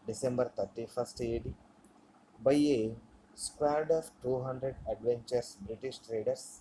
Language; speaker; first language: English; non-native, local second language; Telugu